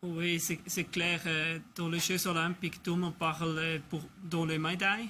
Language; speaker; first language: French; non-native, local second language; German